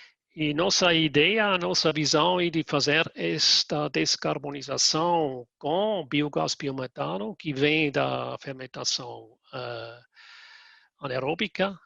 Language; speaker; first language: Portuguese; non-native, fluent; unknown